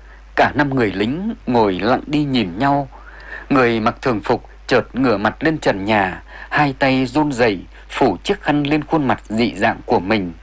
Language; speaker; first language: Vietnamese; native; Vietnamese